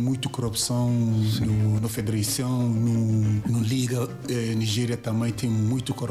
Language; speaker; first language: Portuguese; non-native, learner; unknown